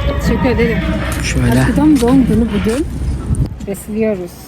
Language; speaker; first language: Turkish; non-native, fluent; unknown